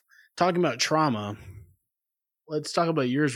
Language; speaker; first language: English; native; English